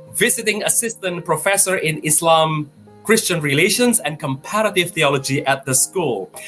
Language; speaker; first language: English; non-native, fluent; Indonesian